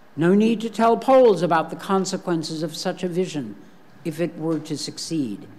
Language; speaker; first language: English; native; English